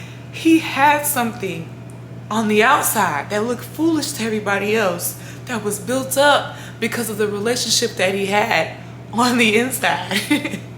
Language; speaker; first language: English; native; English